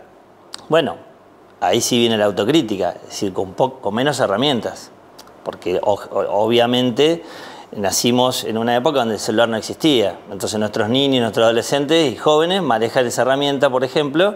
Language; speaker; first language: Spanish; native; Spanish